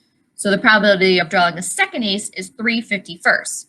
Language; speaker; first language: English; native; English